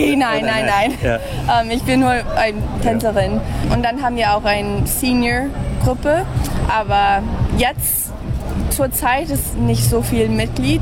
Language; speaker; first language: German; early bilingual, heritage; English